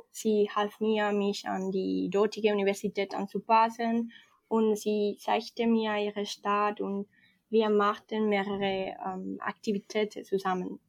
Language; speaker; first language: German; non-native, fluent; Spanish